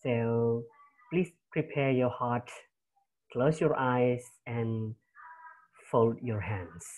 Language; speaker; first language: English; non-native, fluent; Indonesian